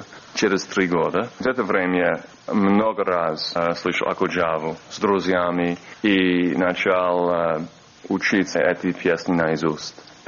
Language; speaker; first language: Russian; non-native, learner; English